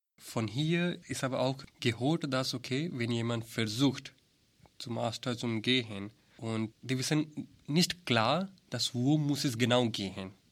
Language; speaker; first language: German; non-native, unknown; Hindi